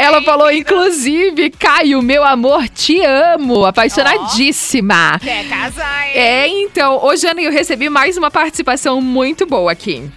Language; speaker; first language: Portuguese; native; Portuguese